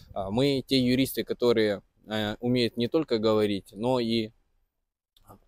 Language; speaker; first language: Russian; native; Russian